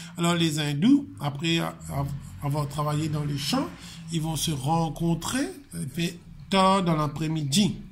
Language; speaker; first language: French; non-native, local second language; Morisyen